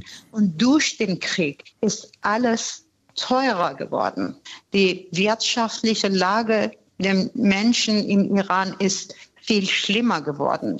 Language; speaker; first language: German; non-native, fluent; Persian